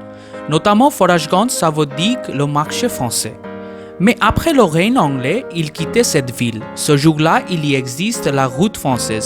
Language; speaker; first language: French; non-native, fluent; Bangla